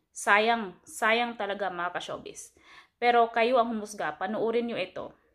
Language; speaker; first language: Filipino; non-native, local second language; Cebuano